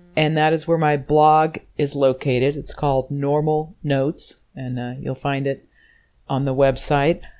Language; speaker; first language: English; native; English